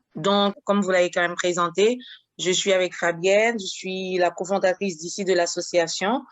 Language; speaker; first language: French; non-native, local second language; Haitian Creole